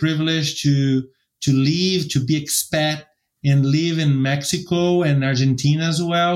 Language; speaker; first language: English; non-native, fluent; Portuguese